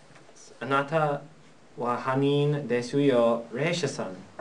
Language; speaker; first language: Japanese; non-native, learner; English